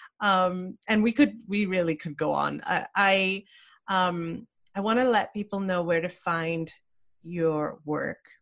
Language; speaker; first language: English; native; English